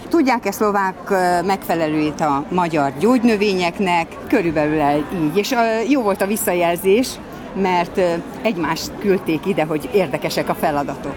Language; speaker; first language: Hungarian; native; Hungarian